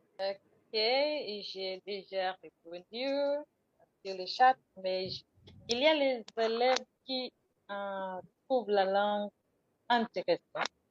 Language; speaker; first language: French; non-native, fluent; Swahili